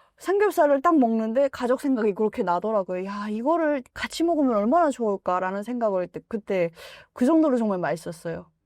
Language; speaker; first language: Korean; native; Korean